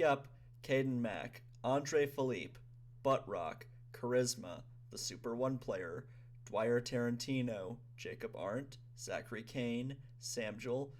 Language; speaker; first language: English; native; English